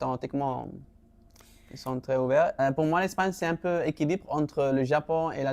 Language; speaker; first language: French; non-native, local second language; Arabic